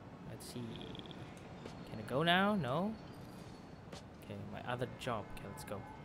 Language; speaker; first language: English; non-native, fluent; Vietnamese